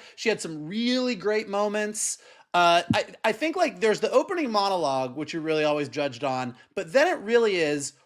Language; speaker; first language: English; native; English